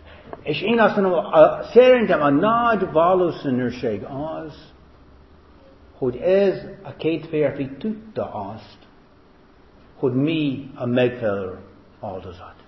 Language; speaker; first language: Hungarian; non-native, fluent; English